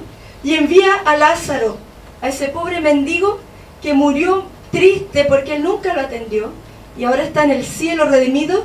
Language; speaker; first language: Spanish; native; Spanish